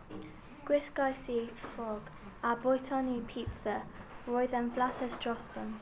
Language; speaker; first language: Welsh; non-native, learner; English